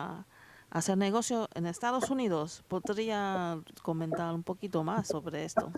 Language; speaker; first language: Spanish; non-native, learner; Chinese